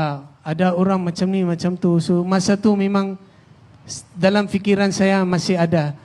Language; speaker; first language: Indonesian; non-native, fluent; Filipino